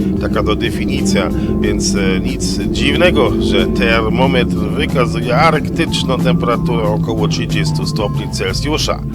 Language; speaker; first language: Polish; native; Polish